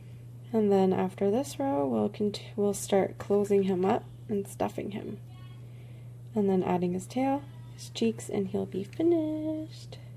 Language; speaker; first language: English; native; English